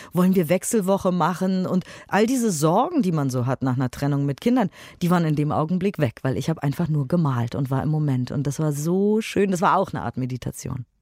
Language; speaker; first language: German; native; German